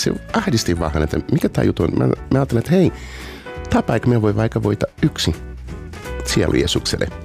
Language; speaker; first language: Finnish; non-native, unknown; Portuguese